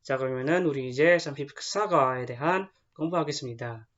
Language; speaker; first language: Korean; non-native, fluent; Indonesian